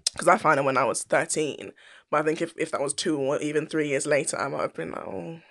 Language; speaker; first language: English; native; English